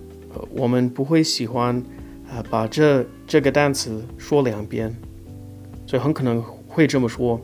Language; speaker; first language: Chinese; non-native, fluent; English